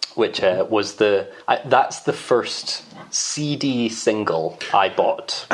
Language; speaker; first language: English; native; English